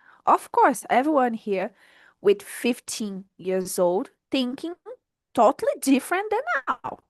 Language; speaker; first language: English; non-native, learner; Portuguese